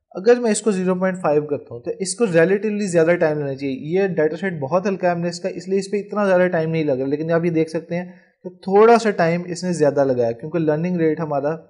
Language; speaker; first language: Urdu; non-native, local second language; Punjabi